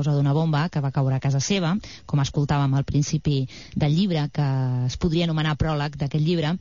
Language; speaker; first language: Catalan; native; Catalan